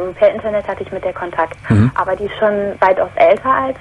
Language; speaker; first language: German; native; German